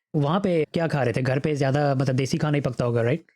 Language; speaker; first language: Urdu; native; Urdu